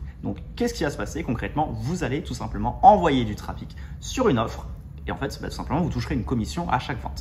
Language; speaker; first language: French; native; French